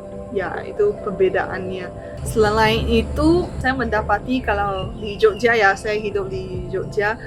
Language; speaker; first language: Indonesian; non-native, fluent; Chinese